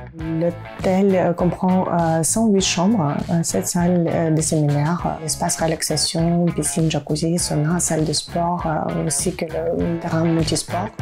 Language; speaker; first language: French; non-native, fluent; Ukrainian